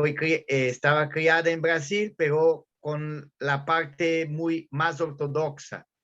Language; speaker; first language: Spanish; non-native, learner; Portuguese